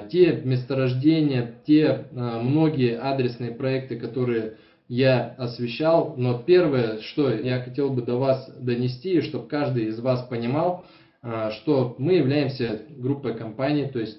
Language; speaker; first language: Russian; native; Russian